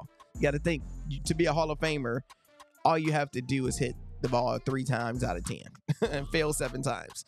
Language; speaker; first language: English; native; English